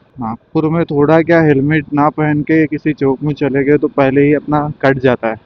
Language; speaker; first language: Hindi; non-native, local second language; Marathi